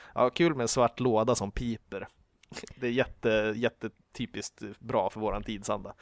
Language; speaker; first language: Swedish; native; Swedish